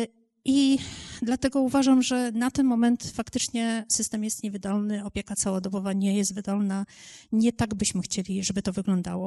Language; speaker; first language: Polish; native; Polish